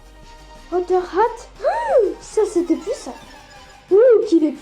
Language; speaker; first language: French; native; French